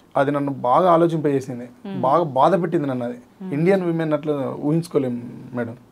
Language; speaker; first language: Telugu; native; Telugu